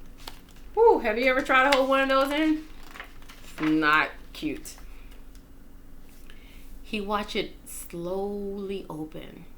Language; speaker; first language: English; native; English